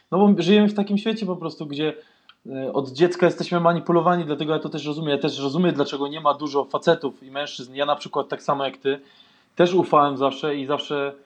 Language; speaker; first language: Polish; early bilingual, heritage; Polish